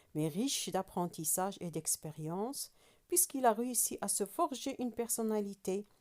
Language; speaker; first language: French; non-native, local second language; Arabic